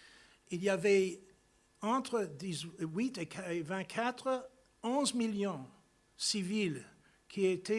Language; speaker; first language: French; non-native, fluent; English